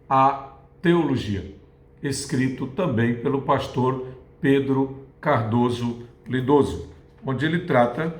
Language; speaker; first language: Portuguese; native; Portuguese